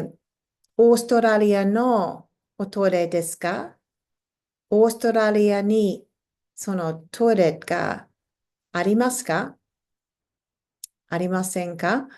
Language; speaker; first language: Japanese; non-native, fluent; English